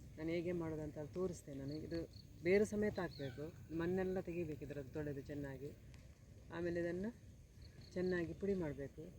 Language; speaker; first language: Kannada; non-native, local second language; Tulu